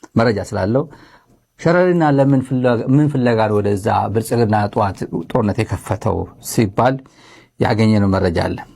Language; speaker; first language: Amharic; non-native, local second language; Tigrinya